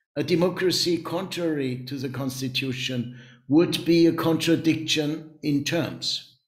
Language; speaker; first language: English; non-native, fluent; German